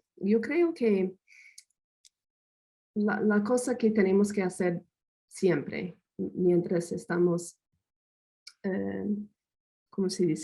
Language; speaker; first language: Spanish; non-native, fluent; English